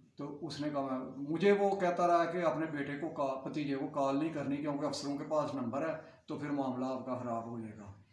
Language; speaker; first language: Urdu; non-native, local second language; Punjabi